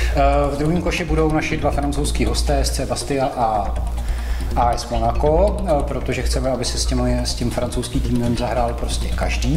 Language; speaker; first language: Czech; native; Czech